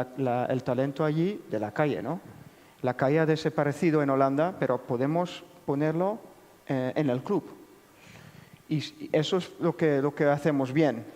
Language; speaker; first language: Spanish; non-native, fluent; Dutch